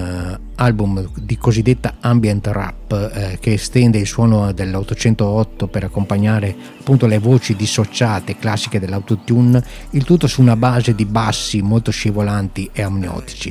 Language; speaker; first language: Italian; native; Italian